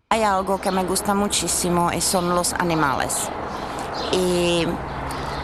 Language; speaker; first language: Spanish; non-native, learner; Czech